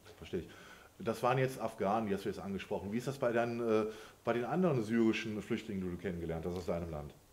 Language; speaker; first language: German; native; German